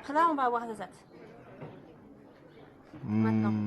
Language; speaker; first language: French; native; French